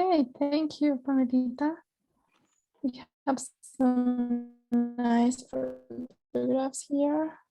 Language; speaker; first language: English; non-native, fluent; Spanish